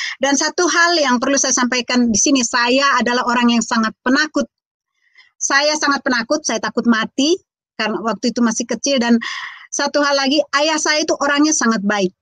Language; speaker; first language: Indonesian; non-native, local second language; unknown